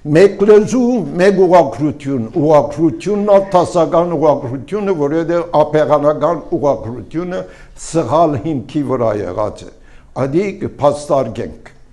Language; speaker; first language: Armenian; early bilingual, heritage; Armenian